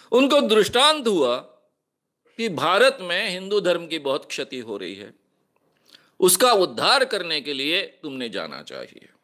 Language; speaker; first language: Hindi; non-native, local second language; Marathi